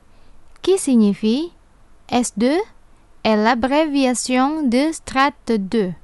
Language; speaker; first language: French; non-native, fluent; Indonesian